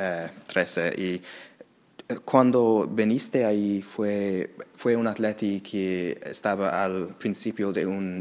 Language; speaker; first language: Spanish; non-native, learner; English